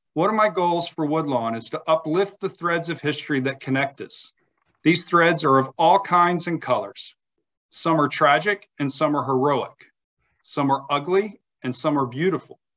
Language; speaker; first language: English; native; English